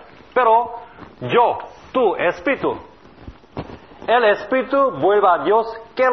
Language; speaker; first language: Spanish; non-native, learner; Korean